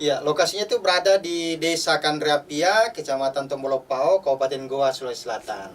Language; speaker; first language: Indonesian; native; Indonesian